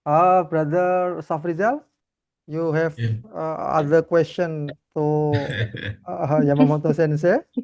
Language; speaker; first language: English; non-native, learner; Indonesian